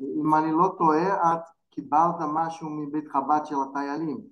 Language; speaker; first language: Hebrew; non-native, fluent; Portuguese